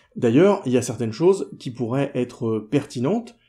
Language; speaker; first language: French; native; French